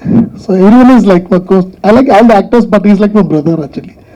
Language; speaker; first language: Telugu; non-native, learner; Tamil